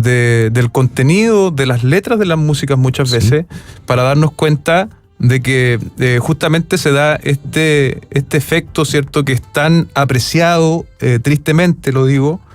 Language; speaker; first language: Spanish; native; Spanish